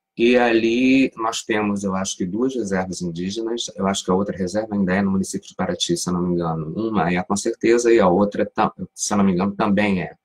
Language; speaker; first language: Portuguese; native; Portuguese